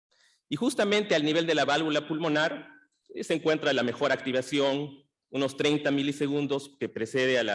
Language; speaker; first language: Spanish; native; Spanish